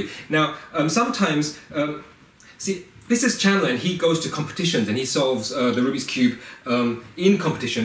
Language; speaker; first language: English; native; English